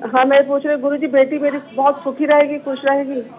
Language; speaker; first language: Hindi; non-native, local second language; Bangla